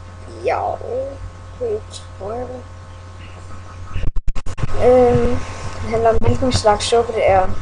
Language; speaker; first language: Danish; early bilingual, other home language; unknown